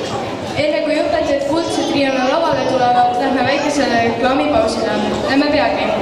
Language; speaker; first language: Estonian; native; Estonian